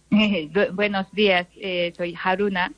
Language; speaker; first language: Spanish; non-native, fluent; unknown